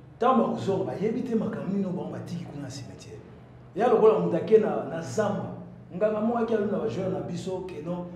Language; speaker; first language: Lingala; native; Lingala